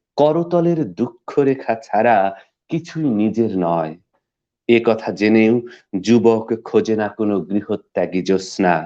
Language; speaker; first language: Bangla; native; Bangla